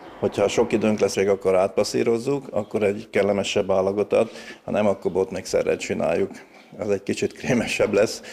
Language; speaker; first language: Hungarian; native; Hungarian